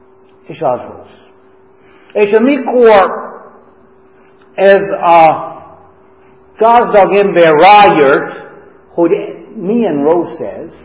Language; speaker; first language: Hungarian; non-native, fluent; English